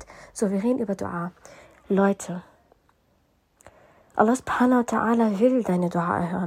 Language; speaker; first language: German; early bilingual, other home language; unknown